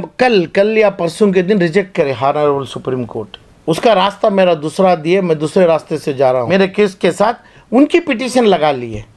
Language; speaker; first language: Hindi; non-native, local second language; Urdu